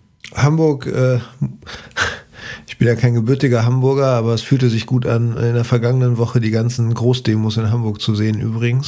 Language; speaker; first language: German; native; German